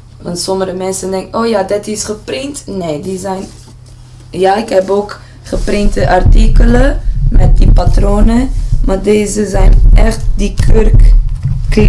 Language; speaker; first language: Dutch; non-native, learner; Portuguese